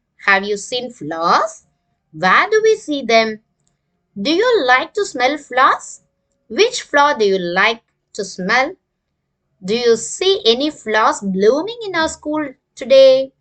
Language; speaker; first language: English; non-native, local second language; Tamil